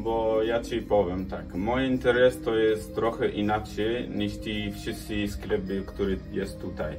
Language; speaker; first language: Polish; non-native, learner; Arabic